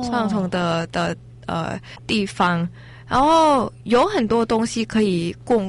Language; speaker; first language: Chinese; non-native, learner; Thai